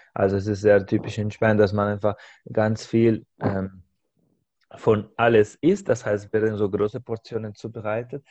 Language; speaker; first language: German; non-native, fluent; Spanish